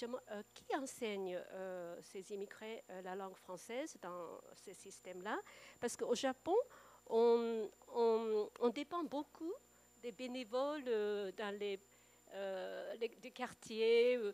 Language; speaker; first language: French; non-native, fluent; Japanese